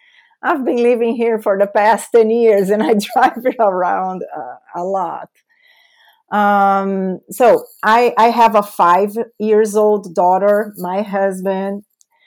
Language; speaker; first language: English; non-native, fluent; Portuguese